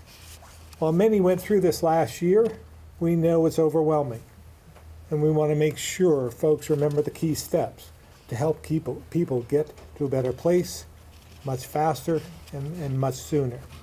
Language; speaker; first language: English; native; English